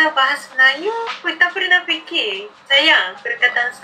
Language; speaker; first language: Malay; non-native, fluent; Japanese